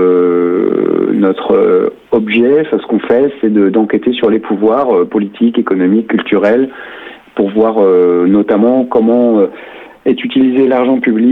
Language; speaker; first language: French; native; French